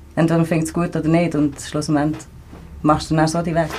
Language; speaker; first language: German; native; German